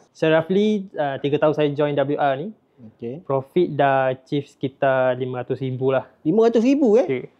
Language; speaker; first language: Malay; native; Malay